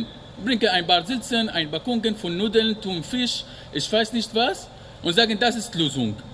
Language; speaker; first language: German; non-native, learner; Arabic